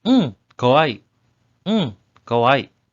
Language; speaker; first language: Japanese; non-native, learner; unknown